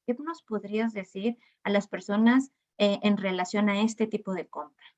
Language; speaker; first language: Spanish; native; Spanish